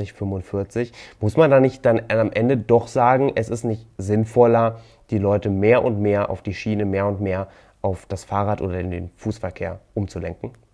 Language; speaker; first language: German; native; German